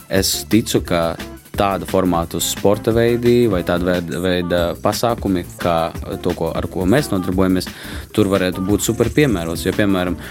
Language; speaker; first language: Latvian; non-native, local second language; Russian